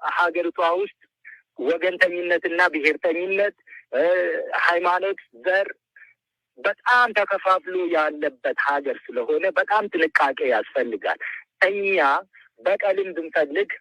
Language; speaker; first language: Amharic; non-native, local second language; Oromo